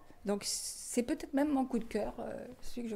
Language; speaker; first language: French; native; French